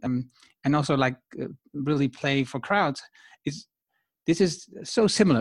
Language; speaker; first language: English; non-native, fluent; Dutch